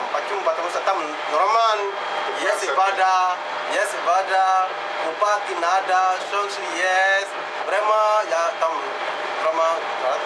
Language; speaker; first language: Russian; non-native, learner; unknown